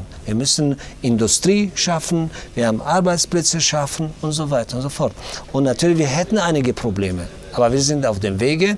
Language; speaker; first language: German; non-native, fluent; Tajik